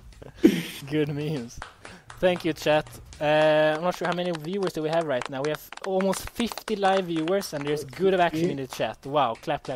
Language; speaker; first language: English; non-native, fluent; Swedish